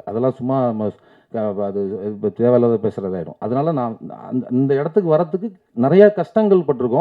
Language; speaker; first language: Tamil; native; Tamil